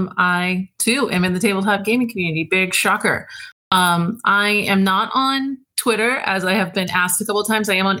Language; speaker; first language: English; native; English